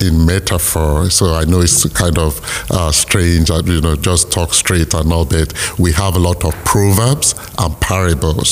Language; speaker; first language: English; non-native, local second language; Yoruba